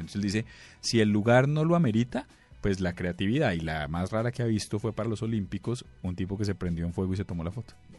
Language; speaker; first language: Spanish; native; Spanish